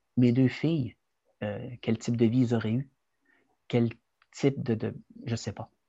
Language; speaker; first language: French; early bilingual, other home language; Spanish